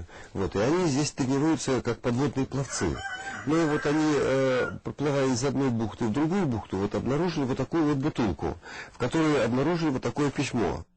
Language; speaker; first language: Russian; native; Russian